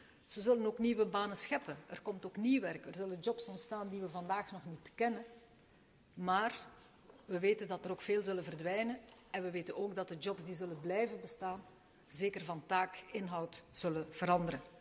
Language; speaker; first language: Dutch; native; Dutch